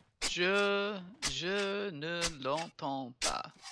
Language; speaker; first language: French; non-native, learner; English